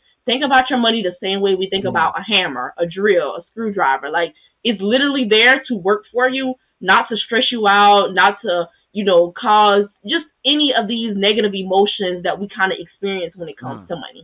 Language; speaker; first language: English; native; English